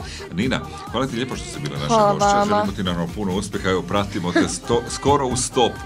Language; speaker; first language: Croatian; native; Croatian